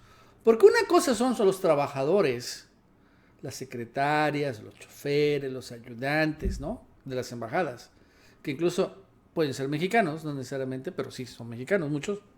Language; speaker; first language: Spanish; native; Spanish